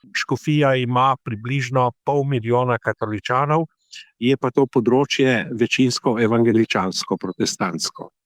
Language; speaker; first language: Slovenian; native; Slovenian